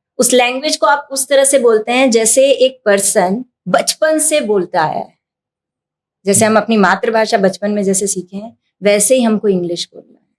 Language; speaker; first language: Hindi; native; Hindi